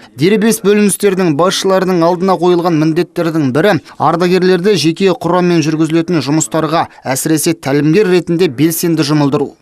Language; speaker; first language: Kazakh; native; Kazakh